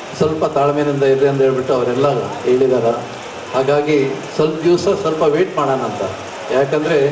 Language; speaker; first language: Kannada; native; Kannada